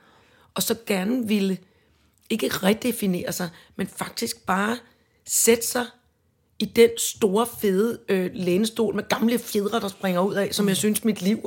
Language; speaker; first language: Danish; native; Danish